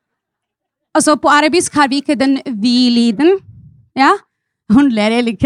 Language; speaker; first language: Norwegian; non-native, fluent; Arabic